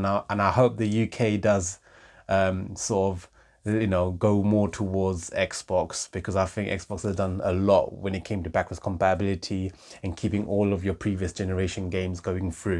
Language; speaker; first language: English; native; English